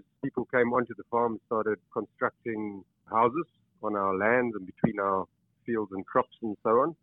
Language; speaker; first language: English; native; English